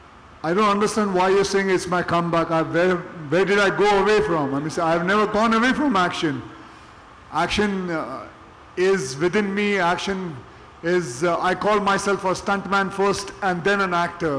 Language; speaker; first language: English; non-native, local second language; Hindi